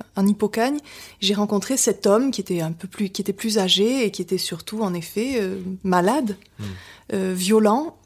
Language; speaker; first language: French; native; French